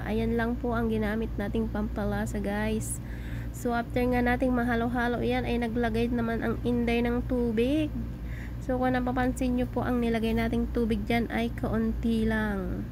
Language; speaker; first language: Filipino; native; Filipino